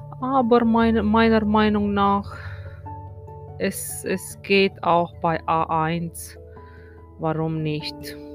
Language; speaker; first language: German; non-native, fluent; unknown